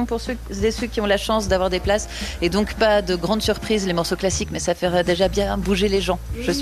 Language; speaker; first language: French; native; French